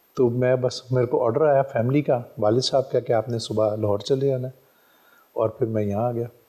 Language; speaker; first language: Urdu; non-native, local second language; Punjabi